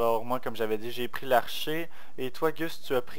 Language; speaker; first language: French; native; French